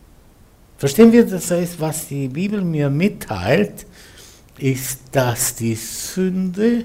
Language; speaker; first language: German; non-native, fluent; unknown